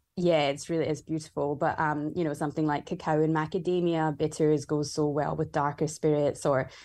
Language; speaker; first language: English; native; English